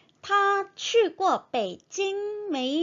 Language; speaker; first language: Chinese; non-native, fluent; Korean